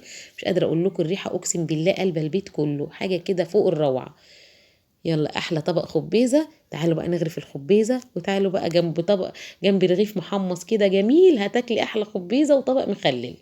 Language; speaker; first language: Arabic; native; Arabic